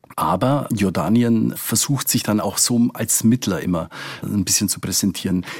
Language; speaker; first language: German; native; German